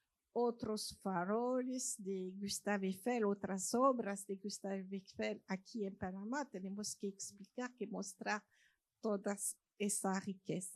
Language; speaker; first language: Spanish; non-native, fluent; French